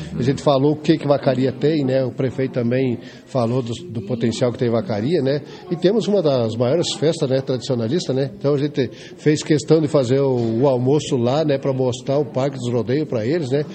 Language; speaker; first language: Portuguese; native; Portuguese